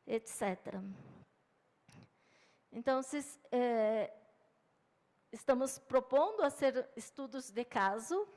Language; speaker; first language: Portuguese; non-native, fluent; Spanish